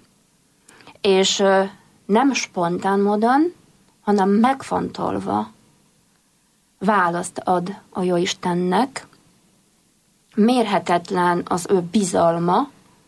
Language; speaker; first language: Hungarian; non-native, fluent; Polish